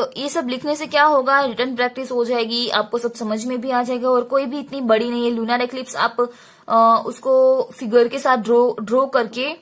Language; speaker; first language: Hindi; non-native, local second language; Gujarati